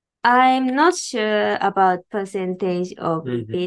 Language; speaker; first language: English; non-native, learner; Japanese